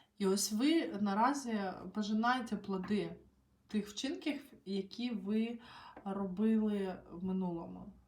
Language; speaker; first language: Ukrainian; non-native, local second language; Russian